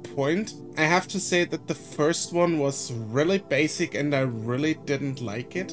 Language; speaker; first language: English; non-native, fluent; German